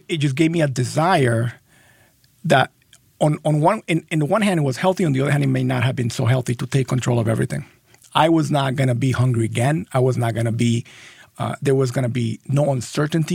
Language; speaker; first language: English; non-native, fluent; Spanish